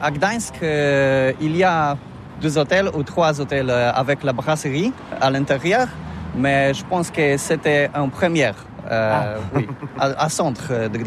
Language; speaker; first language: French; non-native, learner; Polish